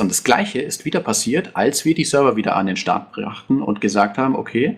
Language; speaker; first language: German; native; German